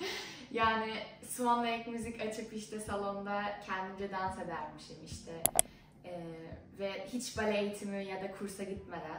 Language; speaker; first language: Turkish; early bilingual, heritage; Turkish